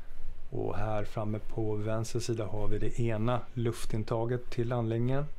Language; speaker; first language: Swedish; native; Swedish